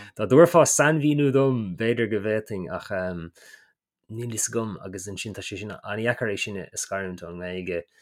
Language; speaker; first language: Irish; native; Irish